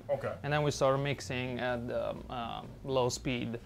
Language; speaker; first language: English; non-native, fluent; Italian